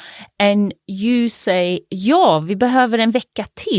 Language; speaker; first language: Swedish; native; Swedish